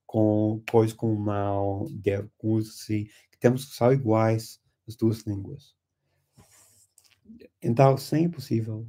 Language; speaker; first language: Portuguese; non-native, fluent; English